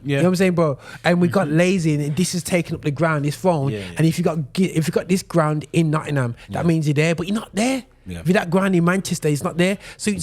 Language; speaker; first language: English; native; English